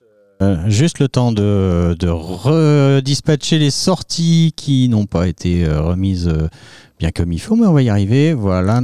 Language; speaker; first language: French; native; French